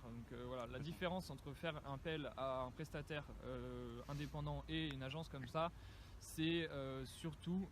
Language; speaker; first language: French; native; French